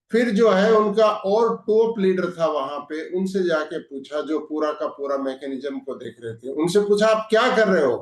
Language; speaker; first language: Hindi; native; Hindi